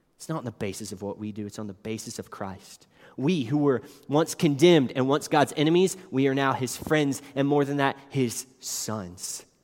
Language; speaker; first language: English; native; English